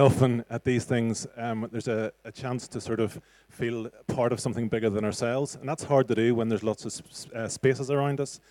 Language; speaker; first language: English; native; English